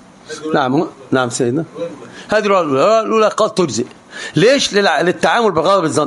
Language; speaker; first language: Arabic; native; Arabic